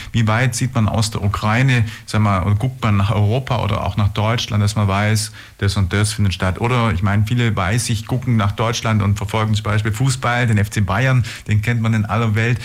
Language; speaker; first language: German; native; German